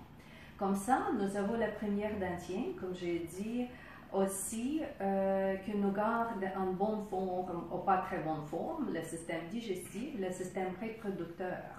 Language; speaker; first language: French; non-native, fluent; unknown